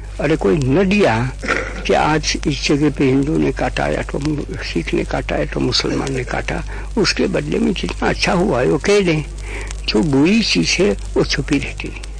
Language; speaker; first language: Hindi; non-native, local second language; Gujarati